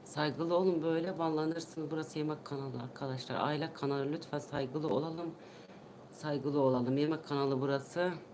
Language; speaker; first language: Turkish; non-native, local second language; Kurdish